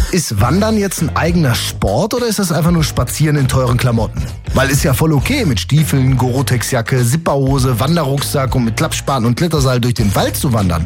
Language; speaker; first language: German; native; German